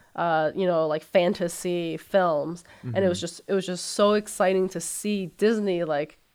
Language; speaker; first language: English; native; English